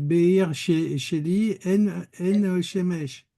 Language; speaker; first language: Hebrew; non-native, learner; French